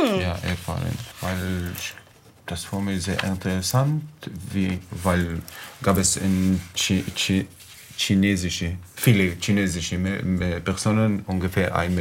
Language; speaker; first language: German; non-native, learner; Arabic